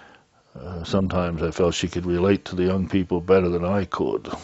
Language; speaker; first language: English; native; English